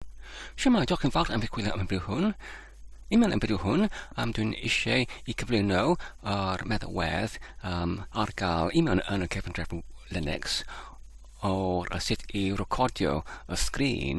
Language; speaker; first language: Welsh; non-native, learner; Polish